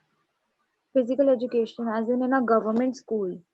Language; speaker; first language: English; non-native, local second language; Hindi